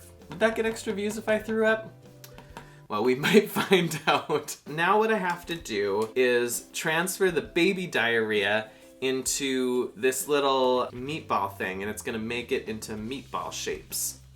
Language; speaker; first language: English; native; English